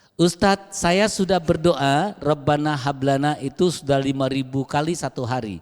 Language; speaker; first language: Indonesian; native; Indonesian